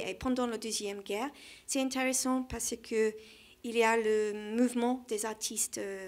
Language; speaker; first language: French; non-native, learner; English